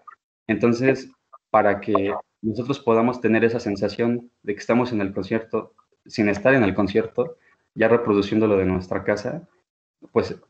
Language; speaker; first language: Spanish; native; Spanish